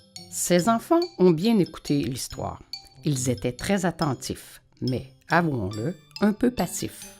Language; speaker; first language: French; native; French